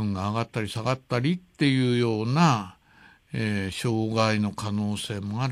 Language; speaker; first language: Japanese; native; Japanese